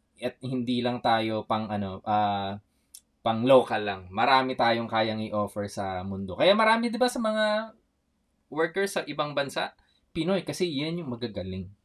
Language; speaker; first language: Filipino; native; Filipino